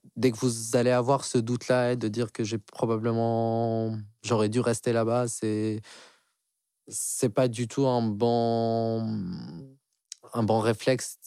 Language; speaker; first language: French; non-native, local second language; Arabic